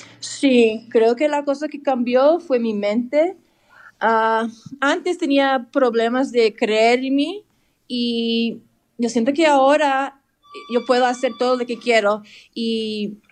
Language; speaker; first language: Spanish; early bilingual, heritage; English